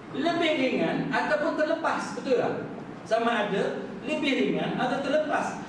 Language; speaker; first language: Malay; native; Malay